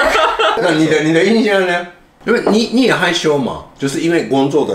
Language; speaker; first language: Chinese; non-native, fluent; Japanese